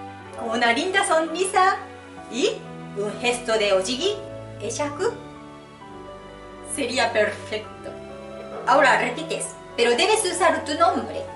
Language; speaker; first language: Spanish; non-native, fluent; Japanese